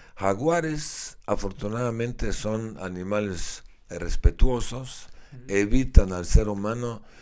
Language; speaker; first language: Spanish; non-native, fluent; Slovenian